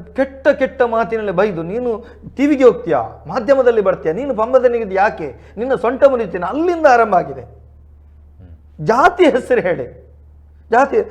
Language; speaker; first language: Kannada; non-native, local second language; Tulu